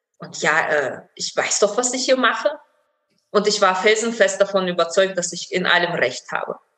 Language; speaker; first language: German; early bilingual, other home language; Russian